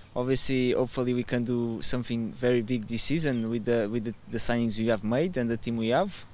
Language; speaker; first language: English; non-native, fluent; Portuguese